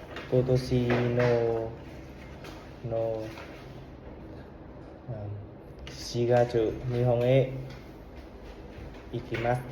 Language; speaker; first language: Japanese; non-native, learner; Vietnamese